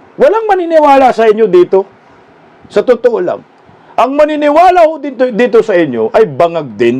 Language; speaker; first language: Filipino; non-native, local second language; Cebuano